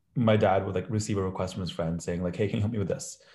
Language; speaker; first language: English; early bilingual, other home language; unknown